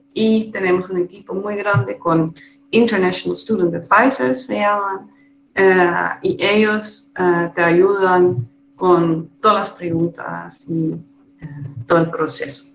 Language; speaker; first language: Spanish; non-native, fluent; Dutch